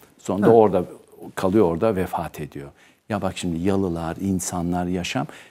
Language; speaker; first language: Turkish; native; Turkish